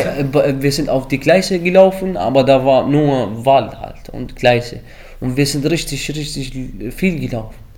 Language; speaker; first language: German; early bilingual, other home language; Arabic